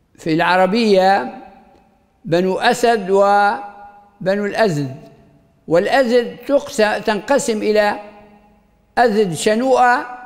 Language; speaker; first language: Arabic; native; Arabic